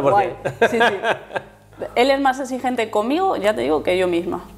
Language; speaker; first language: Spanish; native; Spanish